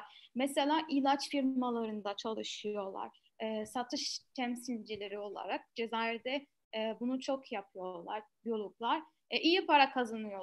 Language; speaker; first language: Turkish; non-native, fluent; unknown